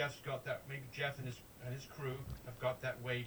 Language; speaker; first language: English; native; English